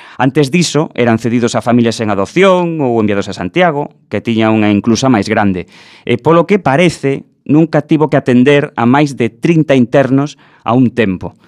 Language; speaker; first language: Galician; native; Galician